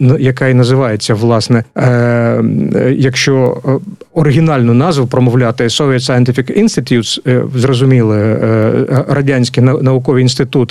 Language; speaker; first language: Ukrainian; native; Ukrainian